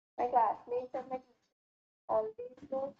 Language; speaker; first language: English; non-native, learner; Hindi